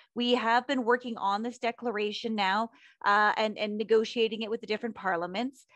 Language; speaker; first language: English; native; English